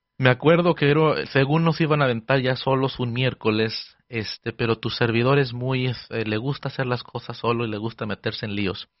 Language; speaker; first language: Spanish; early bilingual, heritage; Spanish